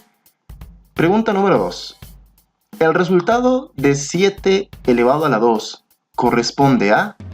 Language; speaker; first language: Spanish; native; Spanish